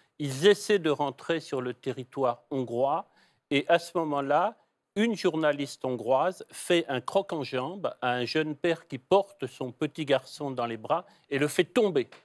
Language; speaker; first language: French; native; French